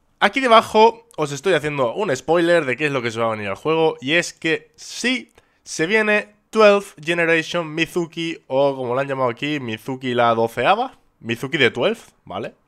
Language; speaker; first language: Spanish; native; Spanish